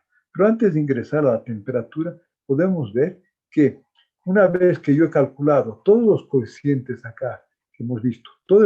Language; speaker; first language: Spanish; native; Spanish